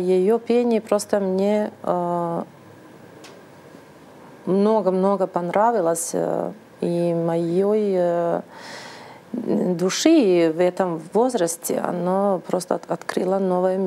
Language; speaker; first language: Russian; non-native, learner; Serbian